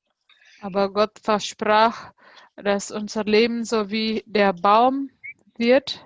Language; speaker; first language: German; non-native, fluent; Indonesian